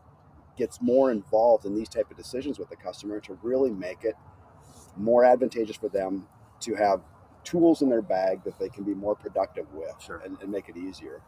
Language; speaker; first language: English; native; English